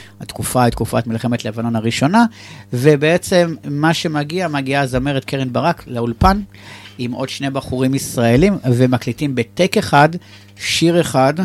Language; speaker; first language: Hebrew; native; Hebrew